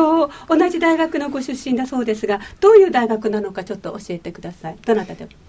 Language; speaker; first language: Japanese; native; Japanese